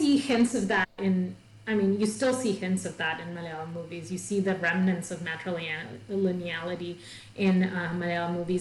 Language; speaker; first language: English; non-native, local second language; Malayalam